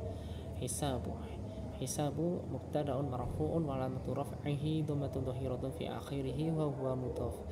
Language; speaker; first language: Arabic; non-native, fluent; Indonesian